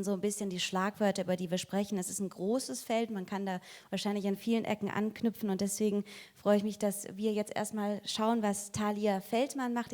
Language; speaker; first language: German; native; German